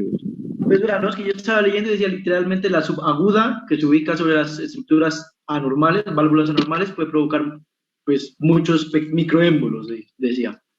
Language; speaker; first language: Spanish; native; Spanish